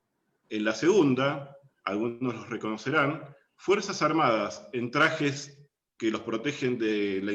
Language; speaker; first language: Spanish; native; Spanish